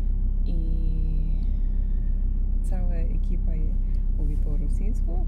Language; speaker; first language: Polish; early bilingual, heritage; English